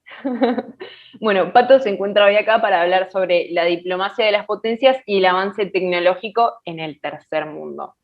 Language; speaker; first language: Spanish; native; Spanish